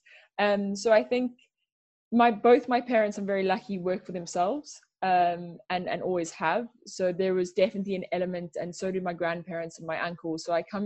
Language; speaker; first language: English; native; English